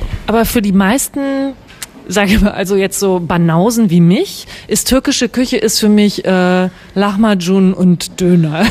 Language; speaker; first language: German; native; German